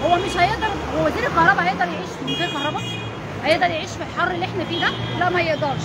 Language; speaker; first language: Arabic; native; Arabic